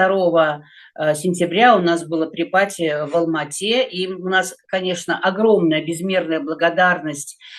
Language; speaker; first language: Russian; native; Russian